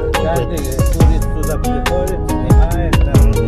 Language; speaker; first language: Russian; non-native, learner; Uzbek